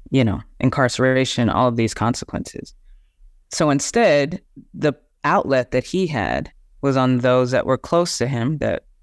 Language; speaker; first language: English; native; English